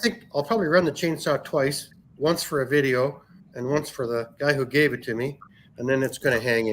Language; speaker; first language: English; native; English